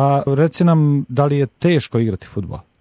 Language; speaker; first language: Serbian; native; Serbian